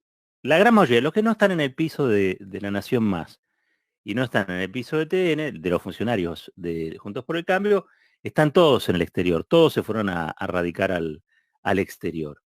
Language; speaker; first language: Spanish; native; Spanish